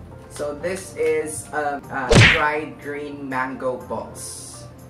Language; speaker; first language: English; non-native, local second language; Filipino